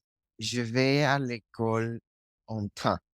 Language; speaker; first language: French; non-native, learner; Spanish